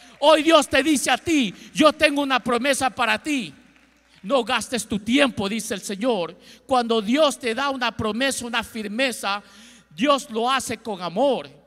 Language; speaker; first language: Spanish; early bilingual, heritage; Spanish